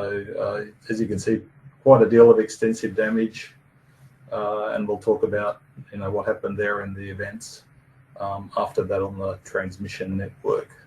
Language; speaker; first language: English; native; English